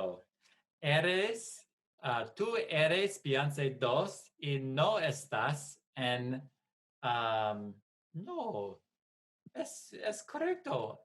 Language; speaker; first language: Spanish; non-native, fluent; English